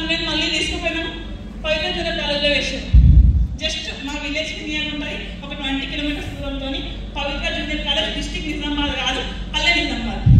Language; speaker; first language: Telugu; early bilingual, other home language; Hindi